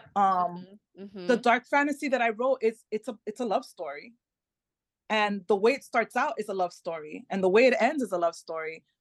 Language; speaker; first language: English; early bilingual, other home language; Spanish